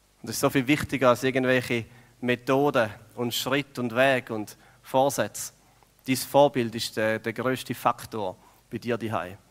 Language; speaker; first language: German; native; German